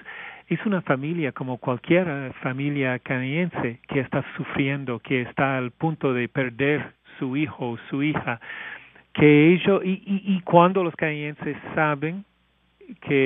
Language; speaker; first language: Spanish; non-native, fluent; English